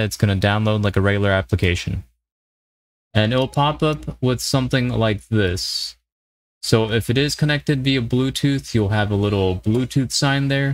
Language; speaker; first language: English; native; English